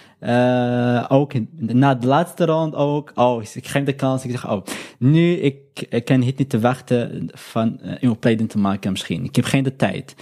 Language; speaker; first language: Dutch; non-native, learner; Arabic